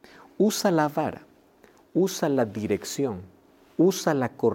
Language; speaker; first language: Spanish; native; Spanish